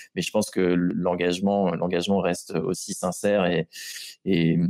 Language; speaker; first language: French; native; French